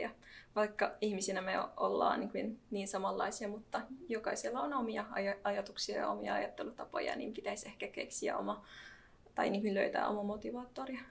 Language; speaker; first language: Finnish; non-native, fluent; Arabic